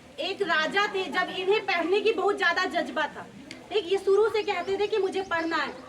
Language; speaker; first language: Hindi; native; Hindi